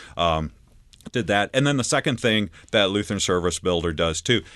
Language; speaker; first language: English; native; English